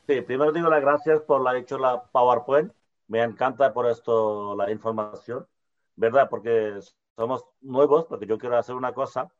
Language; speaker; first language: Spanish; non-native, learner; Bangla